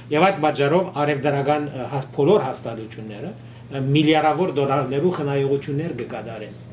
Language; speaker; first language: Armenian; early bilingual, heritage; Armenian